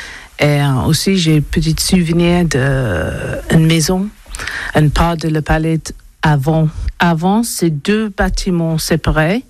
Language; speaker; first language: French; non-native, learner; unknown